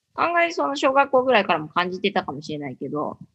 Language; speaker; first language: Japanese; native; Japanese